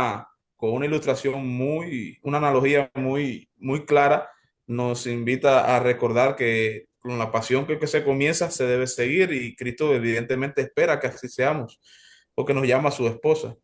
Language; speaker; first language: Spanish; native; Spanish